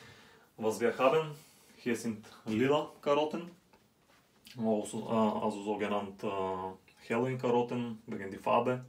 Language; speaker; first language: German; non-native, fluent; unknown